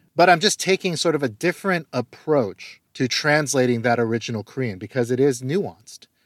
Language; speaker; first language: English; early bilingual, other home language; Korean